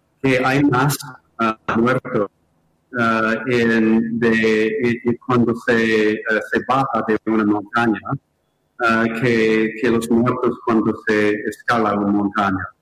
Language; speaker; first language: Spanish; non-native, fluent; English